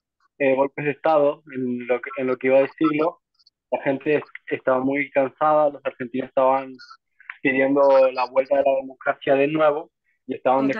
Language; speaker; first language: Spanish; native; Spanish